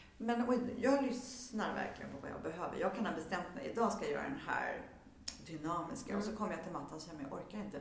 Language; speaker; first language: Swedish; early bilingual, heritage; Swedish